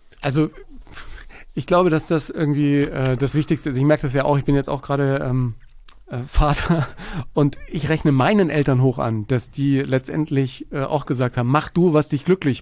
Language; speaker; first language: German; native; German